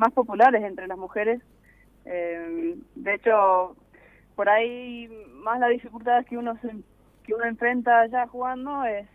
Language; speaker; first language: Spanish; early bilingual, other home language; English